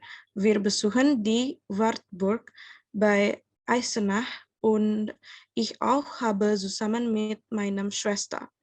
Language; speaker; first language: German; non-native, learner; Indonesian